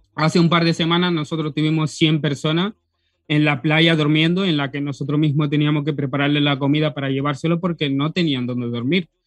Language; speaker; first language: Spanish; early bilingual, other home language; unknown